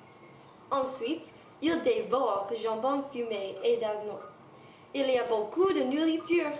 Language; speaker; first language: French; non-native, learner; English